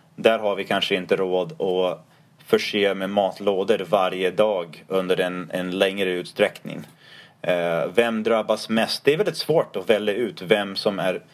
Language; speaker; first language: Swedish; non-native, fluent; English